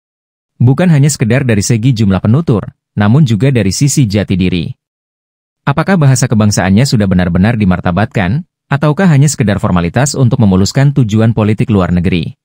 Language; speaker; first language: Indonesian; native; Indonesian